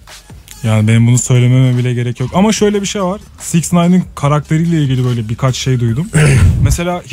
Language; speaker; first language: Turkish; native; Turkish